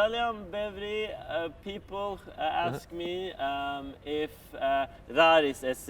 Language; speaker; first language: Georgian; early bilingual, heritage; Swedish